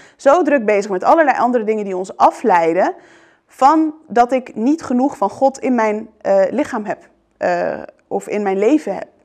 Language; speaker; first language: Dutch; early bilingual, other home language; Arabic